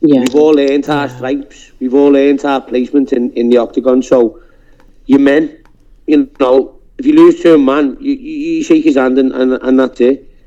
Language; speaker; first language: English; native; English